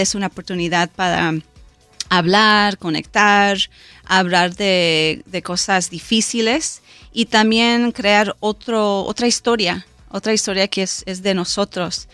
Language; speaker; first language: Spanish; early bilingual, heritage; Spanish